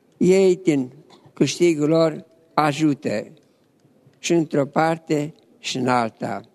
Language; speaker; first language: Romanian; native; Romanian